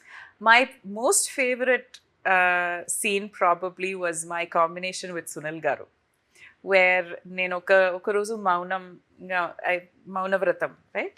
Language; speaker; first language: Telugu; non-native, fluent; Tamil